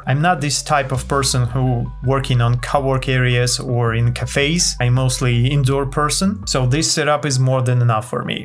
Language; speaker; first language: English; non-native, fluent; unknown